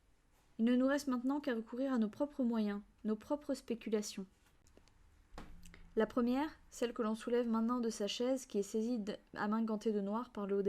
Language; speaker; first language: French; native; French